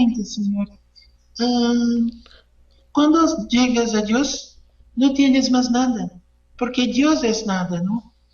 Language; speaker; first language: Spanish; non-native, learner; Portuguese